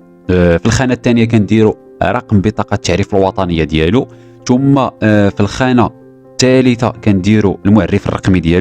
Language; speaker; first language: Arabic; native; Arabic